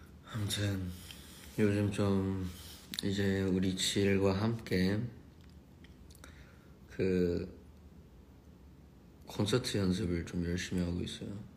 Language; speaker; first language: Korean; early bilingual, other home language; English